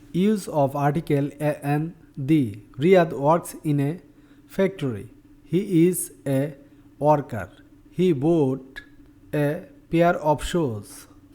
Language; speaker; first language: English; non-native, local second language; Bangla